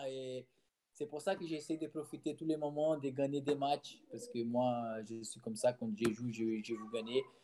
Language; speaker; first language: French; non-native, fluent; Portuguese